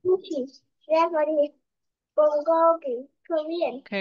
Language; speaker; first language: English; non-native, learner; Vietnamese